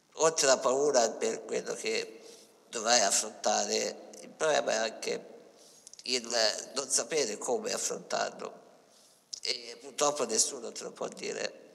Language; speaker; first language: Italian; native; Italian